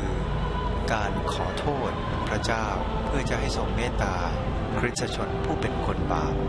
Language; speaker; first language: Thai; native; Thai